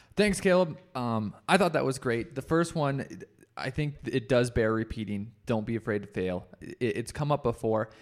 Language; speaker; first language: English; native; English